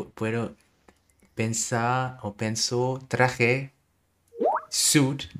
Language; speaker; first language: Spanish; non-native, learner; German